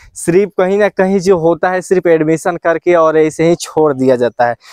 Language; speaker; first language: Hindi; native; Hindi